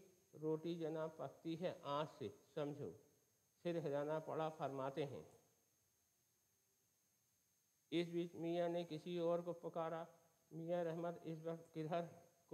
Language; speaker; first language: Hindi; native; Hindi